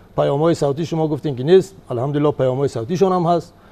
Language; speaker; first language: Persian; native; Persian